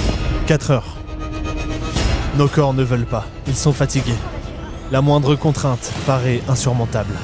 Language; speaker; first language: French; native; French